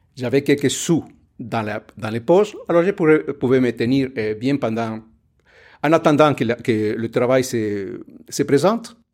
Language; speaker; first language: French; non-native, fluent; Spanish